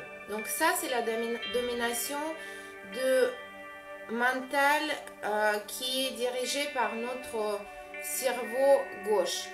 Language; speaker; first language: French; non-native, fluent; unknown